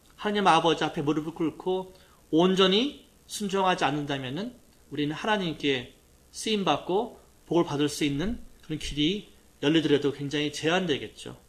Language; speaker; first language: Korean; native; Korean